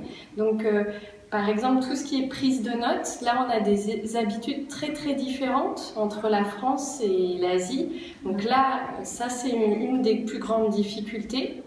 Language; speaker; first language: French; native; French